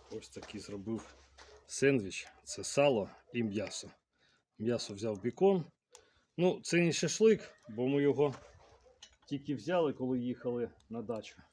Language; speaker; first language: Ukrainian; non-native, local second language; Russian